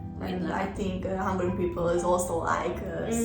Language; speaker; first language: English; non-native, fluent; Hungarian